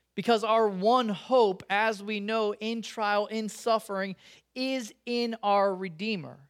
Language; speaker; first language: English; native; English